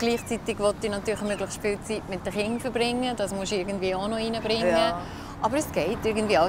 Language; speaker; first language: German; native; German